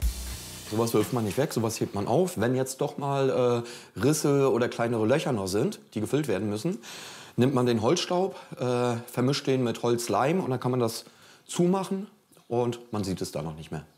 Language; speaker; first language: German; native; German